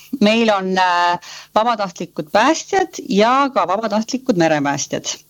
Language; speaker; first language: Estonian; native; Estonian